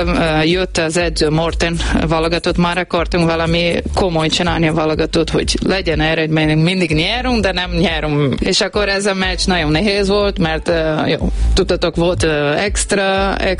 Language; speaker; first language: Hungarian; non-native, learner; Portuguese